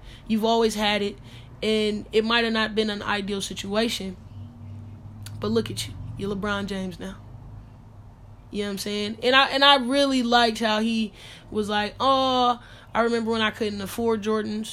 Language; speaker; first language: English; native; English